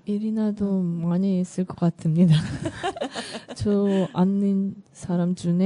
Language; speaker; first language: Korean; non-native, learner; Russian